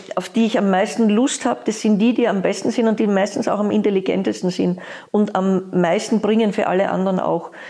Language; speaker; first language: German; native; German